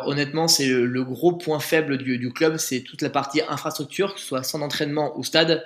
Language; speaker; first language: French; native; French